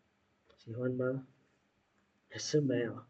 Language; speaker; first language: Chinese; non-native, fluent; Indonesian